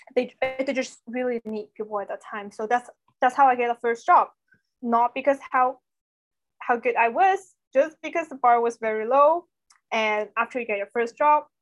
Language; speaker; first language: English; non-native, fluent; Chinese